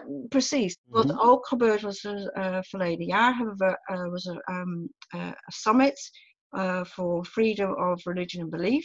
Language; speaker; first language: Dutch; non-native, fluent; English